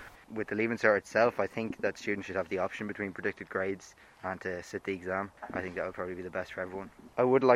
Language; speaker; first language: English; native; English